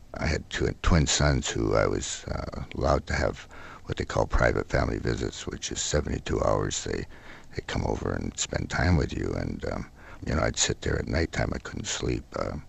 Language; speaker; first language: English; native; English